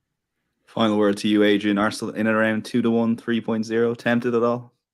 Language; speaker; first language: English; native; English